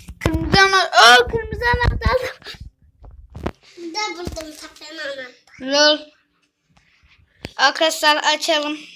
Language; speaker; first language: Turkish; native; Turkish